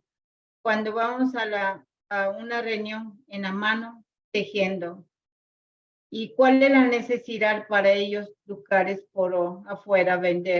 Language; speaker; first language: Spanish; non-native, local second language; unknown